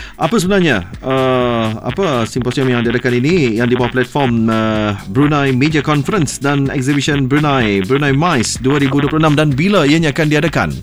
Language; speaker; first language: Malay; native; Malay